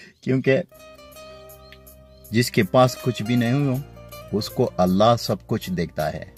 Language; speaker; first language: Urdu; non-native, fluent; Pashto